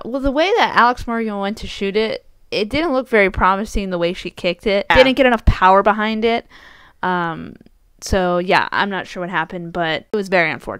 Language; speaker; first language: English; native; English